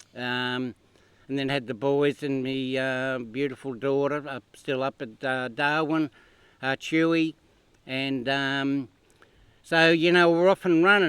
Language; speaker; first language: English; native; English